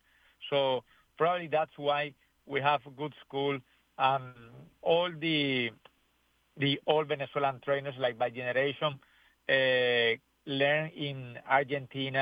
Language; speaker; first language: English; non-native, learner; Spanish